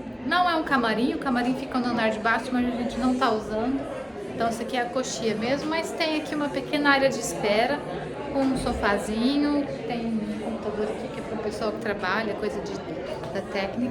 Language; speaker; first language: Portuguese; native; Portuguese